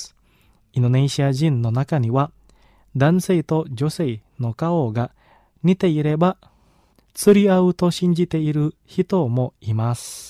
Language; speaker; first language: Japanese; non-native, fluent; Indonesian